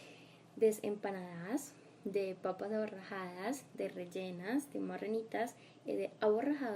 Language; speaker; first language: French; non-native, learner; Spanish